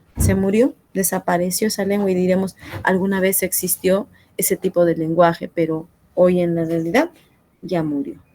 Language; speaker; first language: Spanish; non-native, local second language; Quechua